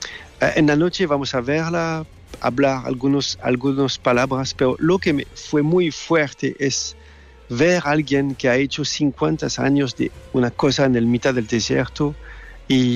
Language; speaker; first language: Spanish; non-native, learner; French